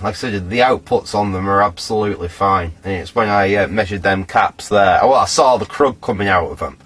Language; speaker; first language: English; native; English